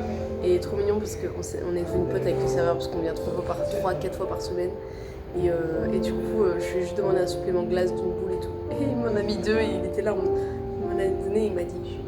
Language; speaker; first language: French; native; French